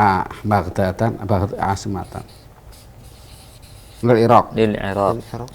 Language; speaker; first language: Arabic; non-native, fluent; Indonesian